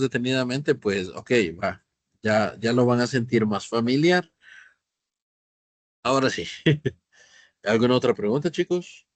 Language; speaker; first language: Spanish; native; Spanish